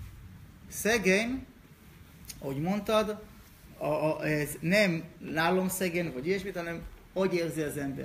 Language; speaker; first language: Hungarian; non-native, learner; Hebrew